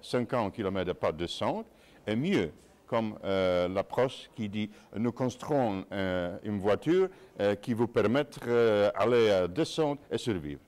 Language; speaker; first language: French; non-native, fluent; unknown